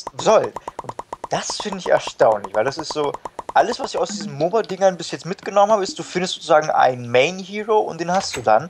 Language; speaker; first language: German; native; German